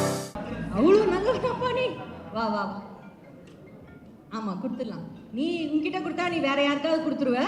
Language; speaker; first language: Tamil; native; Tamil